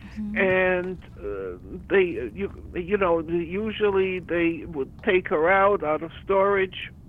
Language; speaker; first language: English; early bilingual, other home language; German